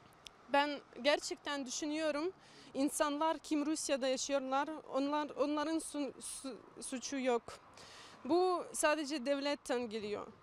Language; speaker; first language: Turkish; non-native, learner; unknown